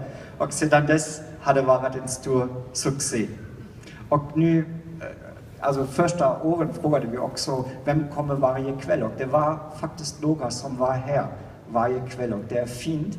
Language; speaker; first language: Swedish; non-native, fluent; German